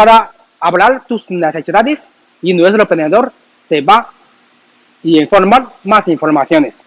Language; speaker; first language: Spanish; non-native, learner; Chinese